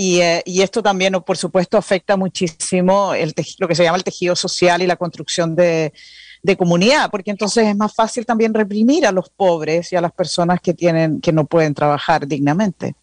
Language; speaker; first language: Spanish; native; Spanish